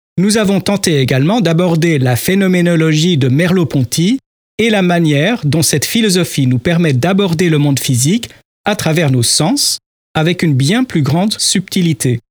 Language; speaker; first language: French; native; French